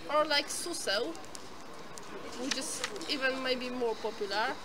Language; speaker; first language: English; non-native, fluent; Polish